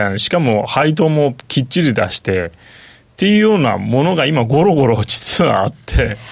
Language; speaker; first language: Japanese; non-native, fluent; Turkish